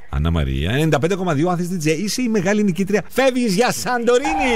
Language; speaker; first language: Greek; native; Greek